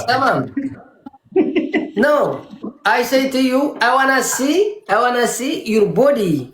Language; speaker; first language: English; non-native, learner; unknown